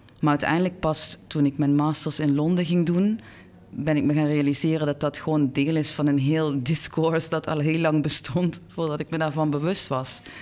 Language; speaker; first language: Dutch; native; Dutch